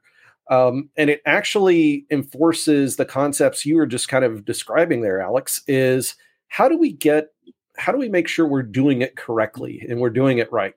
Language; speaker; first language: English; native; English